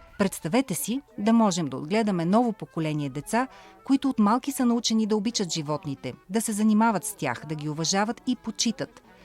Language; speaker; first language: Bulgarian; early bilingual, heritage; Bulgarian